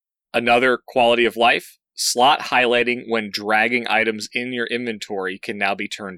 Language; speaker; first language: English; native; English